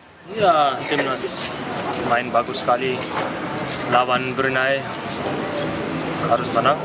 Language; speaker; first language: Indonesian; non-native, learner; Dutch